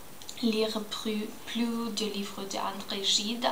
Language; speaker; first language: French; non-native, learner; Spanish